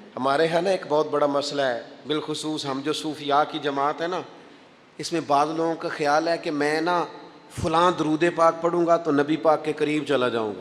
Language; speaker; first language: Urdu; non-native, local second language; Punjabi